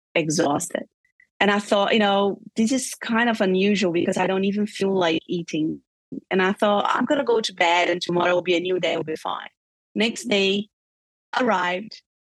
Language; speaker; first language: English; non-native, fluent; Portuguese